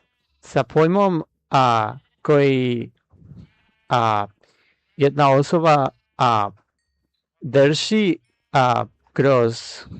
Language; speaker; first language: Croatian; non-native, learner; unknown